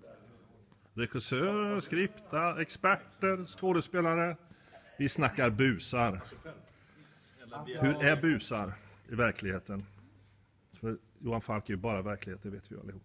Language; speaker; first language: Swedish; native; Swedish